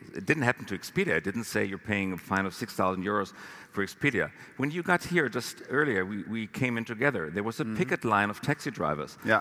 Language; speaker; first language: English; non-native, fluent; German